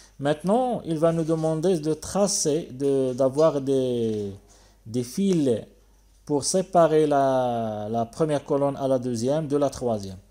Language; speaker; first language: French; non-native, local second language; Arabic